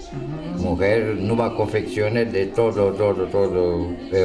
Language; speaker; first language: Spanish; non-native, learner; Romanian